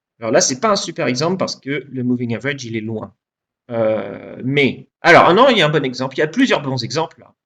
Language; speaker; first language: French; native; French